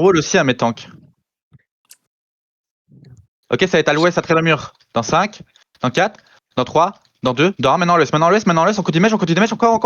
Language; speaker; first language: French; native; French